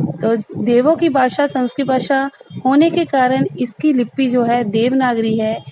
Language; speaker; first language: Hindi; native; Hindi